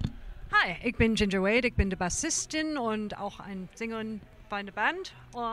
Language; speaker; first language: German; non-native, fluent; English